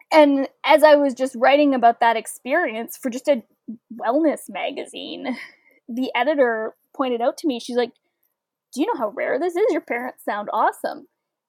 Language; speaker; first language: English; native; English